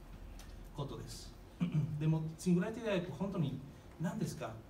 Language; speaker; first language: Japanese; non-native, fluent; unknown